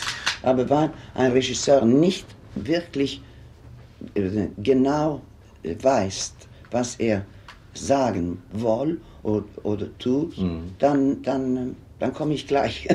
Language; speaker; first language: German; non-native, fluent; Swedish